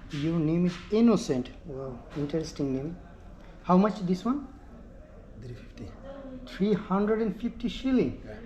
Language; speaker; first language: English; non-native, learner; Bangla